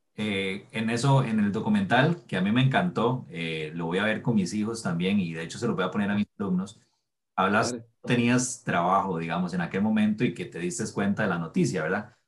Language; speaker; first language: Spanish; native; Spanish